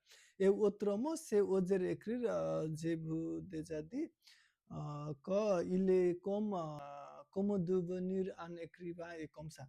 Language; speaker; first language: French; non-native, learner; Nepali